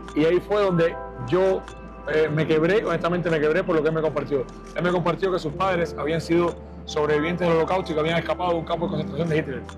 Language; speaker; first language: Spanish; native; Spanish